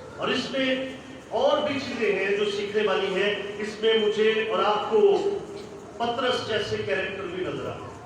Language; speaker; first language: Urdu; non-native, local second language; Punjabi